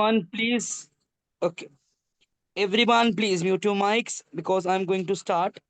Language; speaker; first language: English; non-native, learner; Hindi